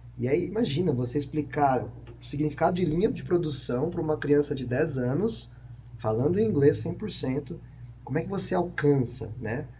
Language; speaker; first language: Portuguese; native; Portuguese